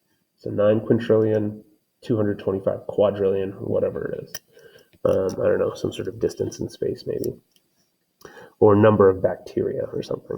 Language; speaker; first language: English; native; English